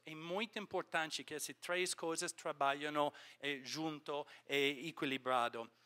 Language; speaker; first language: Portuguese; non-native, fluent; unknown